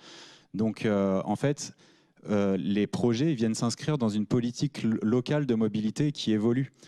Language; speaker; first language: French; native; French